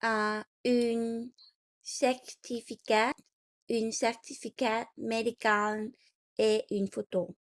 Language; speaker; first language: French; non-native, learner; Vietnamese